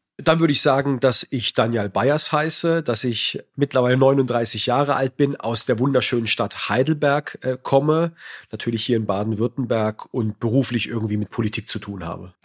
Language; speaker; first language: German; native; German